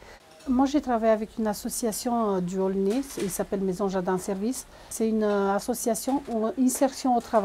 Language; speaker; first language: French; non-native, fluent; Romanian